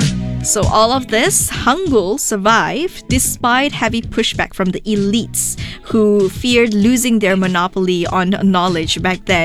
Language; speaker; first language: English; non-native, local second language; Malay